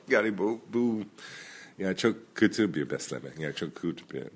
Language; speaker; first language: Turkish; non-native, fluent; English